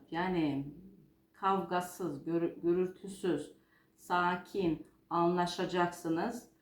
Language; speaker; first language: Turkish; non-native, fluent; Georgian